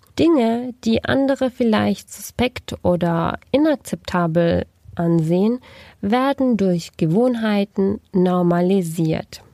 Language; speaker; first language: German; early bilingual, other home language; Turkish